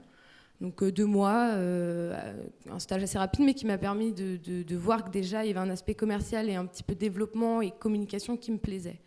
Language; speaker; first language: French; native; French